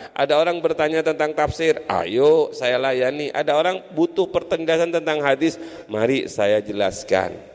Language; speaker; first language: Indonesian; non-native, local second language; Madurese